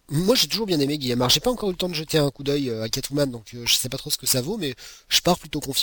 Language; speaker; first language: French; native; French